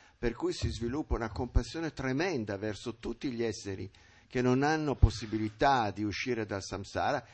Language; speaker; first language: Italian; native; Italian